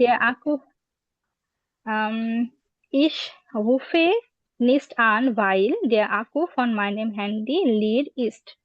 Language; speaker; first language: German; non-native, learner; Bangla